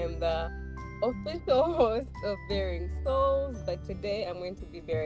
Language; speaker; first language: English; non-native, local second language; Ganda